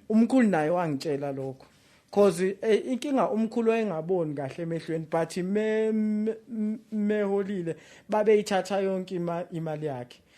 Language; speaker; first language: Zulu; native; Zulu